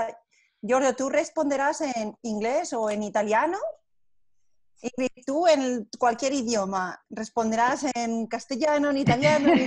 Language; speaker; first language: Spanish; native; Spanish